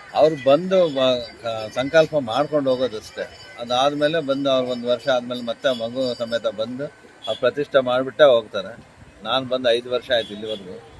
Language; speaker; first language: Kannada; native; Kannada